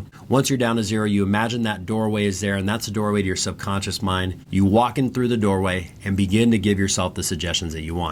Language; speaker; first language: English; native; English